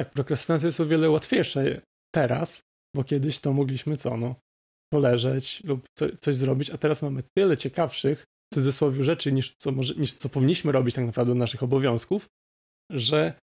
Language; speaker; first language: Polish; native; Polish